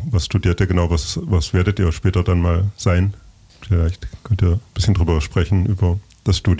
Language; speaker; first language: German; native; German